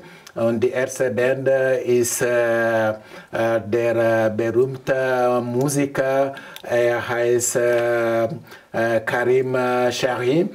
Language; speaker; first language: German; non-native, learner; Mandingo